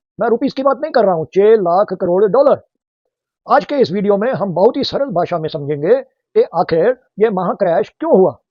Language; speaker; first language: Hindi; native; Hindi